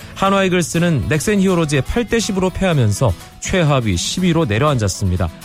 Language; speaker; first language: Korean; native; Korean